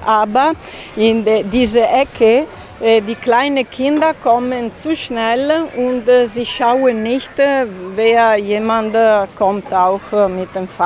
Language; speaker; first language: German; non-native, learner; Italian